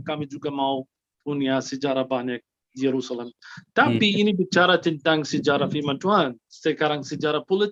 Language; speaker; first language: Indonesian; non-native, fluent; Arabic